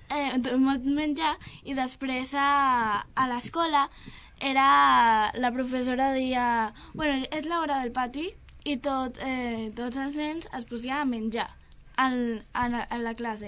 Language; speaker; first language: Catalan; non-native, local second language; Spanish